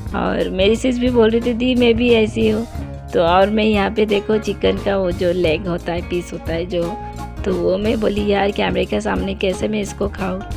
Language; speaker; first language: Hindi; non-native, local second language; Bangla